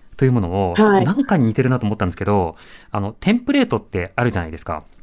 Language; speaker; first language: Japanese; native; Japanese